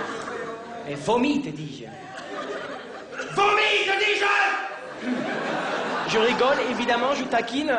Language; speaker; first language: French; native; French